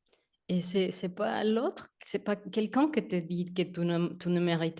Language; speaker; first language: French; non-native, learner; Spanish